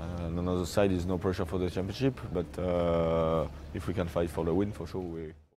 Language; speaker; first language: English; non-native, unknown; French